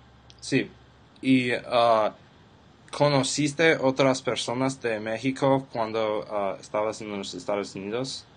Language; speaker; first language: Spanish; non-native, learner; English